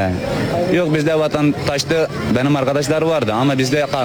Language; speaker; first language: Turkish; non-native, learner; Arabic